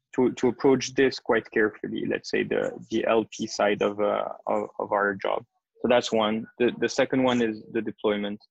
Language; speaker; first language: English; non-native, fluent; French